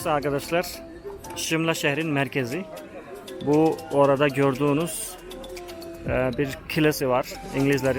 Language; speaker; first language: Turkish; non-native, fluent; Hindi